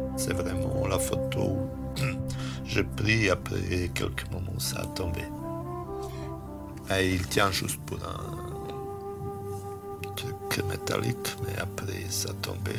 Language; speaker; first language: French; non-native, fluent; Bosnian